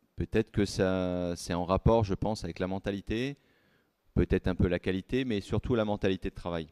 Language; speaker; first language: French; native; French